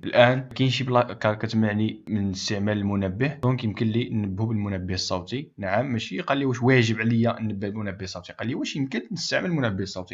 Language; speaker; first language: Arabic; native; Arabic